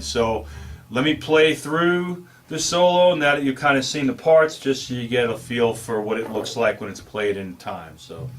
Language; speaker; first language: English; native; English